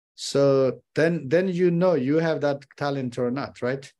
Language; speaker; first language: English; non-native, fluent; Chinese